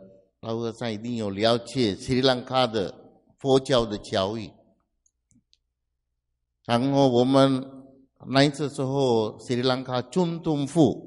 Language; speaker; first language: Chinese; non-native, fluent; Sinhala